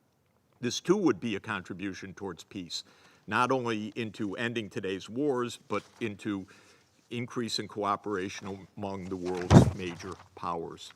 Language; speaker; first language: English; native; English